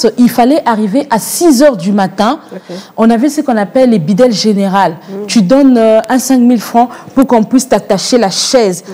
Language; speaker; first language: French; non-native, local second language; Lingala